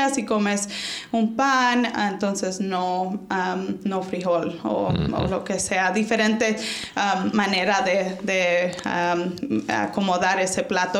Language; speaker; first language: Spanish; early bilingual, heritage; Spanish